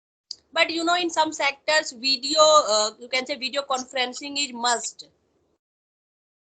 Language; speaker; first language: English; non-native, local second language; Hindi